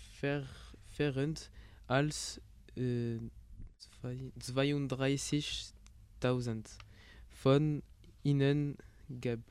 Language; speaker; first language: German; non-native, learner; French